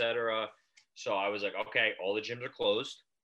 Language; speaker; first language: English; native; English